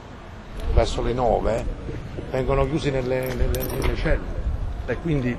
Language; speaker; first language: Italian; native; Italian